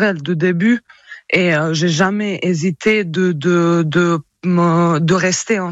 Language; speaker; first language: French; non-native, fluent; Croatian